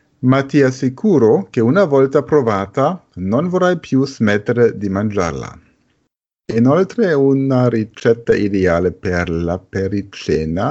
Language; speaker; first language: Italian; non-native, fluent; German